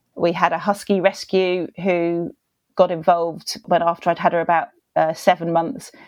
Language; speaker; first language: English; native; English